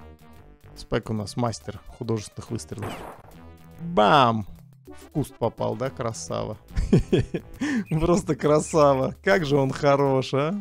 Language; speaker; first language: Russian; native; Russian